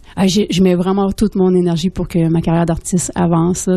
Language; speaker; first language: French; native; French